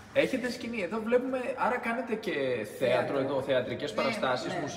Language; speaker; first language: Greek; native; Greek